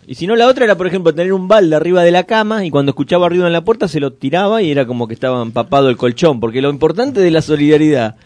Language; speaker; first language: Spanish; native; Spanish